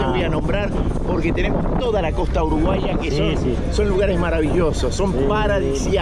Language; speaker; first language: Spanish; native; Spanish